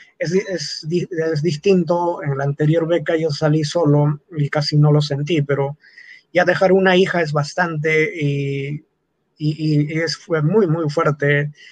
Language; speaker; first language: Spanish; non-native, local second language; Quechua